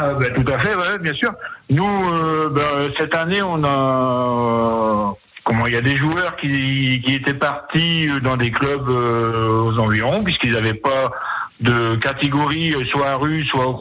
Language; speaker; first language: French; native; French